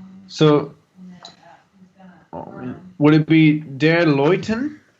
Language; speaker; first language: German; non-native, learner; English